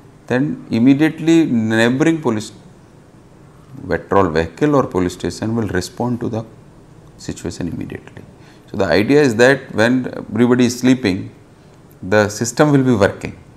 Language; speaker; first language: English; non-native, local second language; Hindi